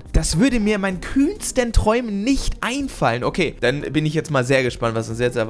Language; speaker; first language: German; native; German